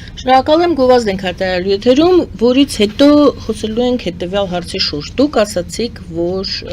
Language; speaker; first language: Armenian; native; Armenian